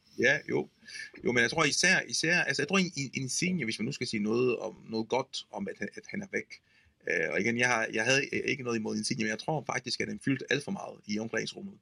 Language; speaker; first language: Danish; non-native, fluent; Italian